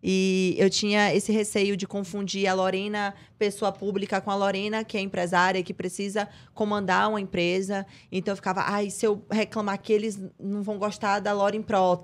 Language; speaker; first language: Portuguese; native; Portuguese